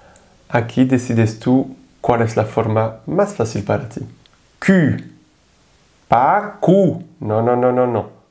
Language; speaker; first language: Spanish; non-native, fluent; French